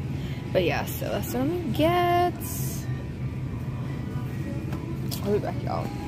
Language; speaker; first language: English; native; English